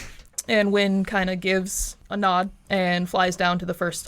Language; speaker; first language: English; native; English